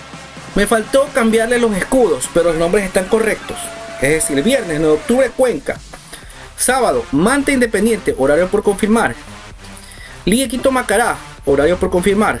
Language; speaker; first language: Spanish; native; Spanish